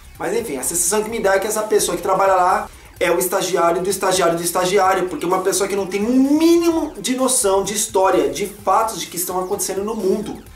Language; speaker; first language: Portuguese; native; Portuguese